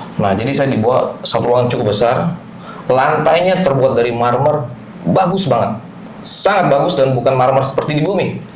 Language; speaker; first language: Indonesian; native; Indonesian